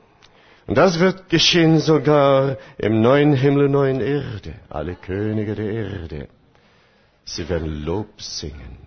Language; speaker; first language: German; non-native, fluent; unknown